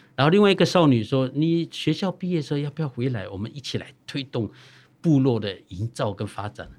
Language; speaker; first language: Chinese; non-native, local second language; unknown